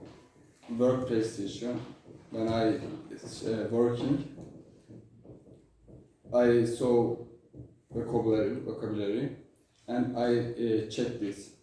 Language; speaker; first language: English; non-native, learner; Turkish